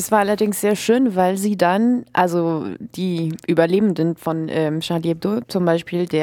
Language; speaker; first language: German; native; German